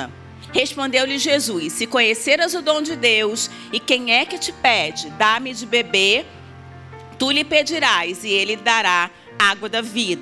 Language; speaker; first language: Portuguese; native; Portuguese